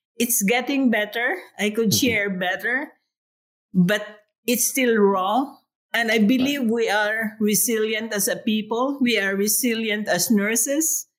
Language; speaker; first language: English; non-native, local second language; Hiligaynon